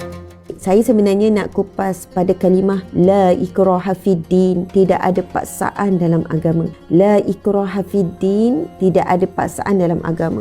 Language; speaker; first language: Malay; native; Malay